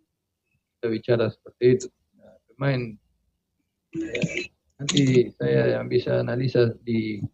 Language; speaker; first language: Indonesian; non-native, fluent; Spanish